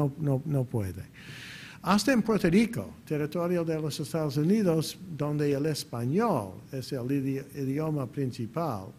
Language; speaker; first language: Spanish; non-native, fluent; English